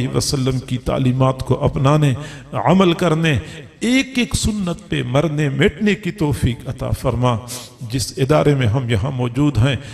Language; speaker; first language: Urdu; non-native, local second language; Punjabi